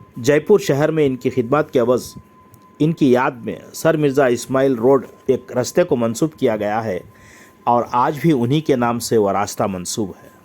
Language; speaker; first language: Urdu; native; Urdu